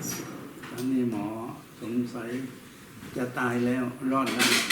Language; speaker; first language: Thai; native; Thai